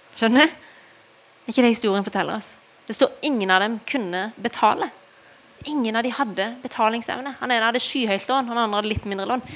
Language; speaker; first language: Norwegian; early bilingual, heritage; Norwegian